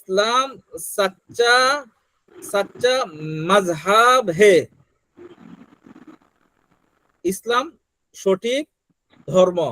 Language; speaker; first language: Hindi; non-native, learner; Bangla